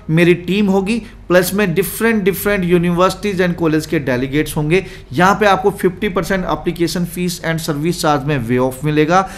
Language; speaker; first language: Hindi; native; Hindi